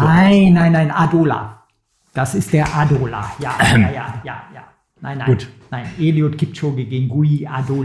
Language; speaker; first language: German; native; German